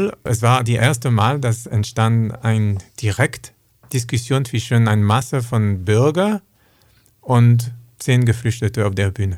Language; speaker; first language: German; non-native, learner; French